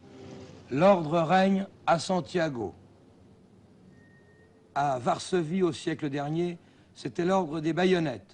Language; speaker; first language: French; native; French